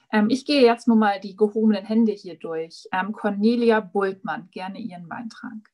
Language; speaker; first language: German; native; German